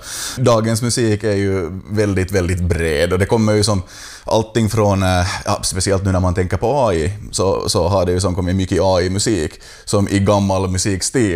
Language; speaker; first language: Swedish; native; Swedish